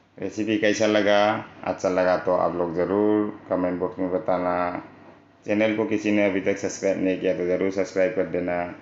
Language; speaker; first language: Hindi; non-native, local second language; Manipuri